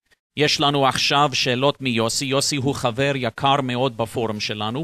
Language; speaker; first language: Hebrew; non-native, fluent; English